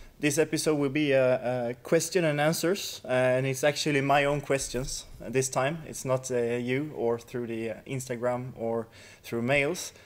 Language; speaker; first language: English; non-native, fluent; Swedish